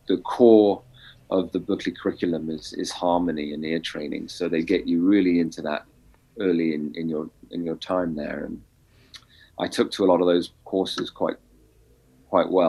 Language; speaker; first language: English; native; English